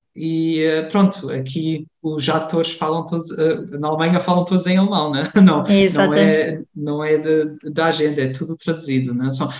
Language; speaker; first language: Portuguese; early bilingual, heritage; German